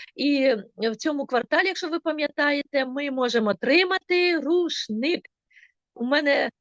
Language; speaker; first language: Ukrainian; non-native, local second language; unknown